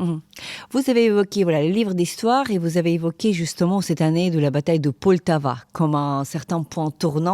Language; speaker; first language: French; non-native, fluent; Ukrainian